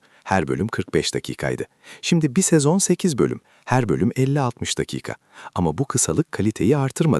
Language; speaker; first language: Turkish; native; Turkish